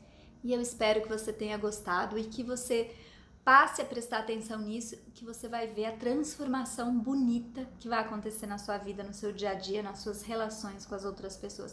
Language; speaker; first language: Portuguese; native; Portuguese